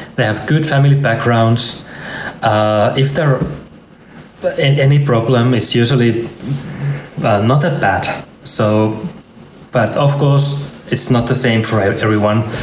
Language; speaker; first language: English; non-native, fluent; Finnish